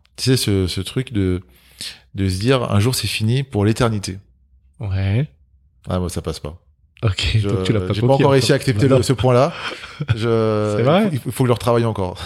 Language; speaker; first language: French; native; French